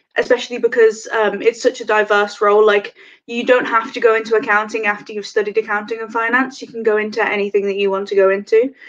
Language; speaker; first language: English; native; English